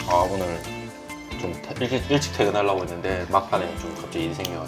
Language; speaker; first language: Korean; native; Korean